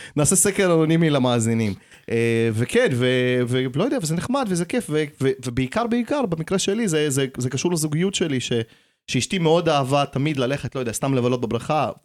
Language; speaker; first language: Hebrew; early bilingual, other home language; Russian